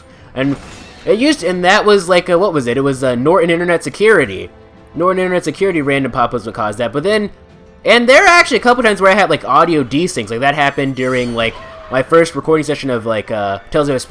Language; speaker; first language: English; native; English